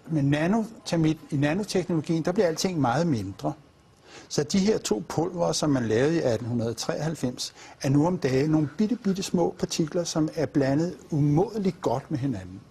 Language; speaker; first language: Danish; native; Danish